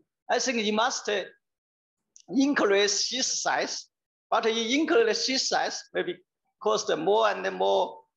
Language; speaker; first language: English; non-native, learner; Chinese